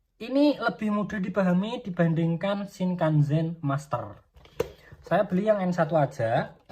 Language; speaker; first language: Indonesian; native; Indonesian